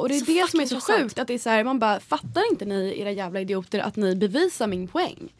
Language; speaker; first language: Swedish; native; Swedish